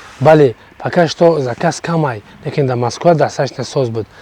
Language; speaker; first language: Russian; non-native, fluent; Tajik